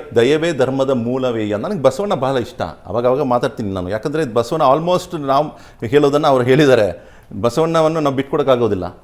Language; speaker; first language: Kannada; non-native, local second language; Tamil